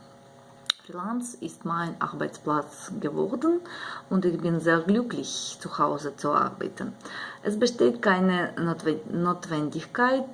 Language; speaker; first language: German; non-native, learner; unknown